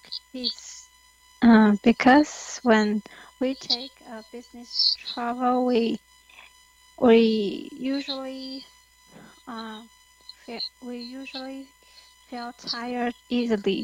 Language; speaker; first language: English; non-native, learner; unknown